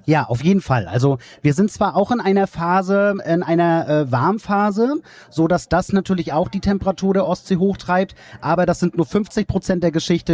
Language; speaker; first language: German; native; German